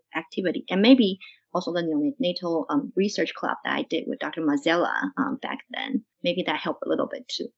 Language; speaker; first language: English; non-native, fluent; Chinese